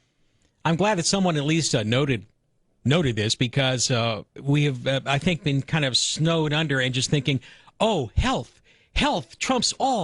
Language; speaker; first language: English; native; English